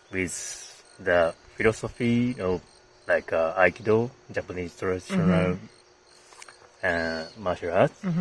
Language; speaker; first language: English; non-native, learner; Japanese